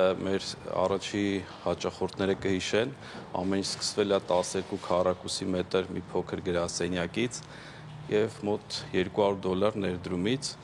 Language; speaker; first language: Armenian; native; Armenian